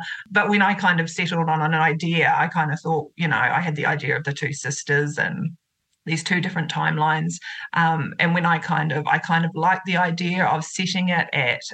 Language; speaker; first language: English; native; English